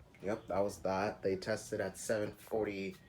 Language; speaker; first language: English; native; English